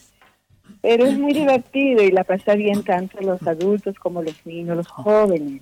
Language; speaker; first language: Spanish; non-native, fluent; French